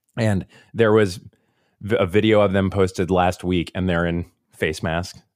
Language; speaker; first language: English; native; English